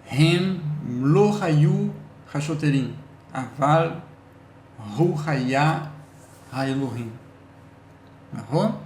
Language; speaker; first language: Hebrew; non-native, learner; Portuguese